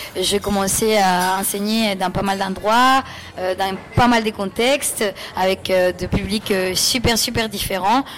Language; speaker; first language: French; non-native, fluent; Spanish